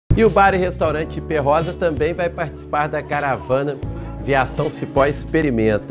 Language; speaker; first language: Portuguese; native; Portuguese